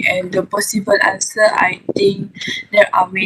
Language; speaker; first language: English; non-native, learner; Malay